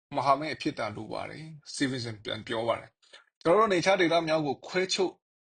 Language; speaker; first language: Burmese; non-native, local second language; Kachin